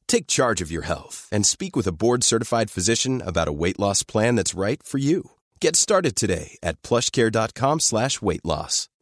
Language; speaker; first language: English; native; English